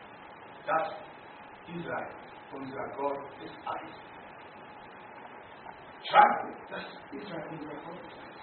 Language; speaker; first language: German; non-native, learner; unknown